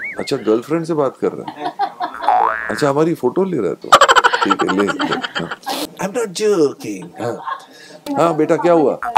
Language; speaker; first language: Hindi; native; Hindi